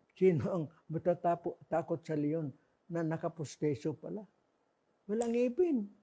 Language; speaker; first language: Filipino; non-native, local second language; Cebuano